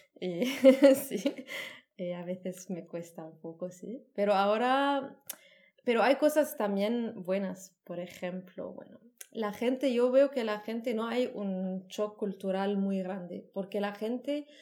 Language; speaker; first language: Spanish; non-native, learner; Arabic